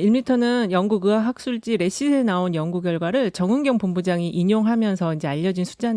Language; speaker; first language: Korean; native; Korean